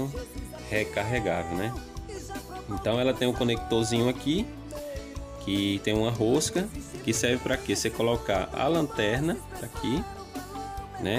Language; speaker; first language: Portuguese; native; Portuguese